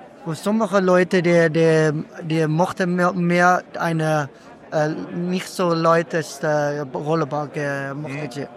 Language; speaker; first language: German; non-native, learner; Dutch